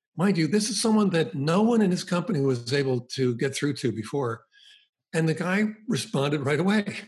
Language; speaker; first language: English; native; English